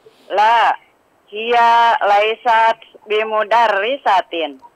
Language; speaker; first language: Arabic; non-native, learner; Indonesian